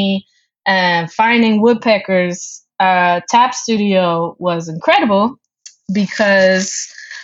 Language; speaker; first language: English; native; English